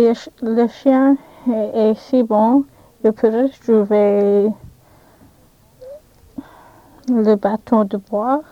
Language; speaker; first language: French; non-native, learner; English